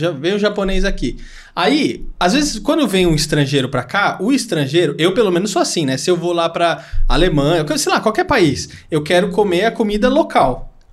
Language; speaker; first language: Portuguese; native; Portuguese